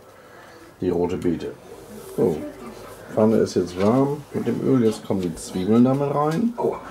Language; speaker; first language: German; native; German